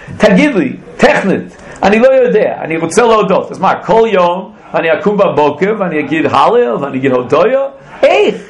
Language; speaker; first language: Hebrew; non-native, fluent; English